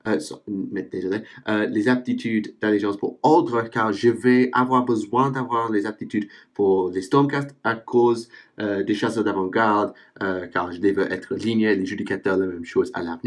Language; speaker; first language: French; non-native, fluent; English